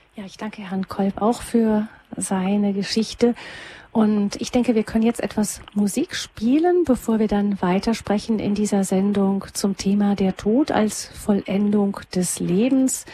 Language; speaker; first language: German; native; German